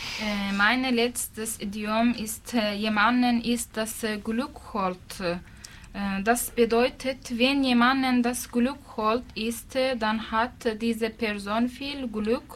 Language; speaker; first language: German; non-native, learner; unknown